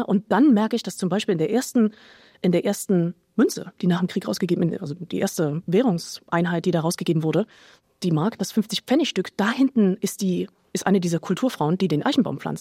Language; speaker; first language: German; native; German